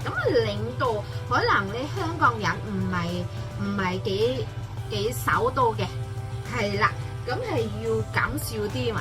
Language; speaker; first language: Cantonese; non-native, fluent; Indonesian